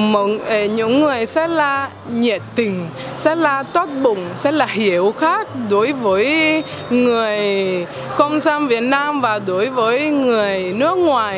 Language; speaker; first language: Vietnamese; non-native, fluent; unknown